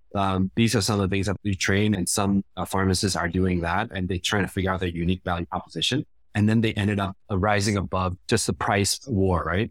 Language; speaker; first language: English; non-native, fluent; Khmer